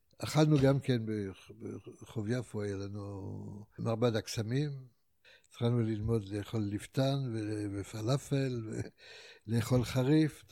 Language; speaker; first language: Hebrew; non-native, fluent; French